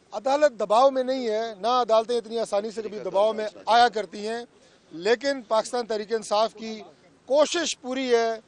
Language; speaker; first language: Urdu; non-native, local second language; Punjabi